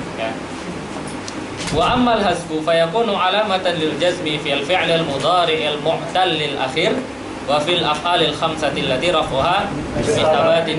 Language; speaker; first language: Arabic; non-native, fluent; Indonesian